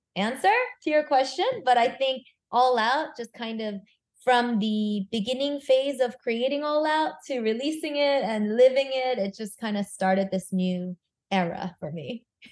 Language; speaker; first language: English; early bilingual, other home language; Korean